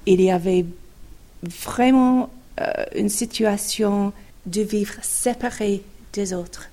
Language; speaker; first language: French; non-native, fluent; English